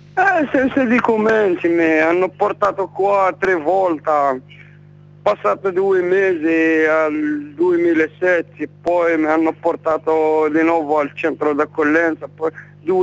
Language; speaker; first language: Italian; non-native, learner; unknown